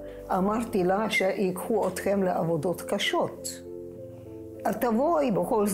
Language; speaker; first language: Hebrew; non-native, fluent; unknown